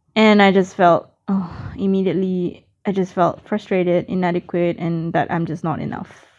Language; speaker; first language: English; non-native, local second language; Malay